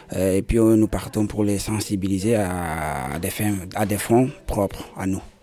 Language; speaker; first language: French; non-native, local second language; Fula